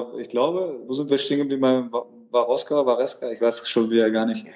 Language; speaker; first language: German; native; German